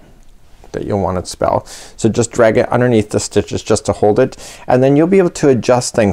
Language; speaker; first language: English; native; English